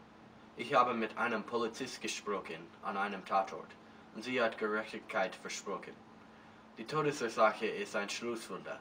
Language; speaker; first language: German; non-native, learner; English